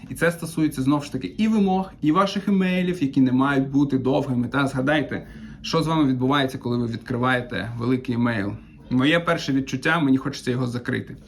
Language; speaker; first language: Ukrainian; non-native, local second language; Russian